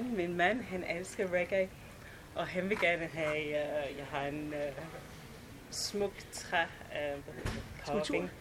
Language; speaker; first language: Danish; non-native, fluent; English